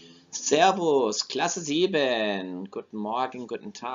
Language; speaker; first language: German; non-native, fluent; English